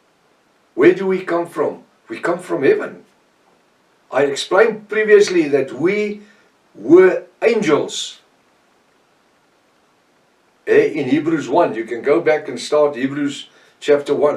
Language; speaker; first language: English; non-native, local second language; Afrikaans